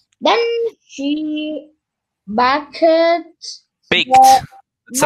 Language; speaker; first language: English; non-native, learner; Turkish